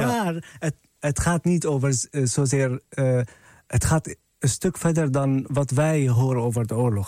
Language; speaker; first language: Dutch; non-native, fluent; Arabic